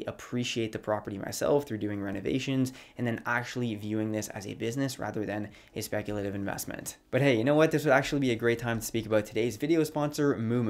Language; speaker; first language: English; native; English